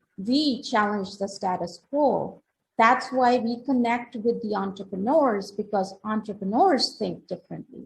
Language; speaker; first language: English; non-native, local second language; Hindi